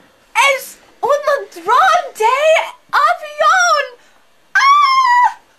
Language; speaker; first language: Spanish; non-native, learner; English